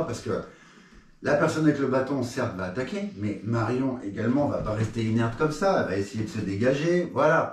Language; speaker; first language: French; native; French